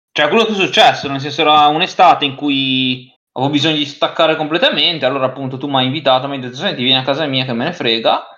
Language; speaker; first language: Italian; native; Italian